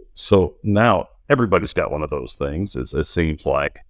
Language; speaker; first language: English; native; English